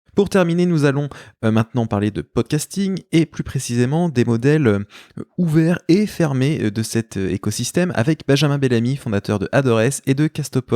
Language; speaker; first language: French; native; French